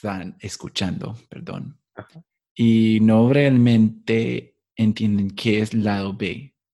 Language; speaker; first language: Spanish; non-native, fluent; English